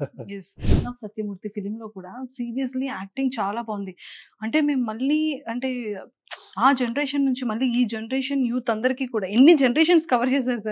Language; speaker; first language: Telugu; native; Telugu